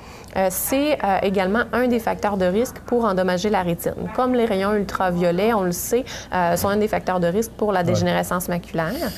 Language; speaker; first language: French; native; French